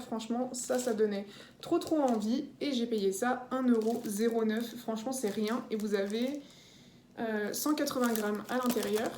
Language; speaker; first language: French; native; French